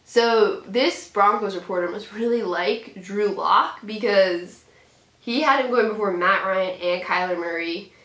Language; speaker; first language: English; native; English